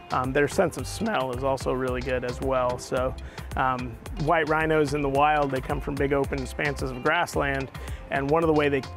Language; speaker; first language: English; native; English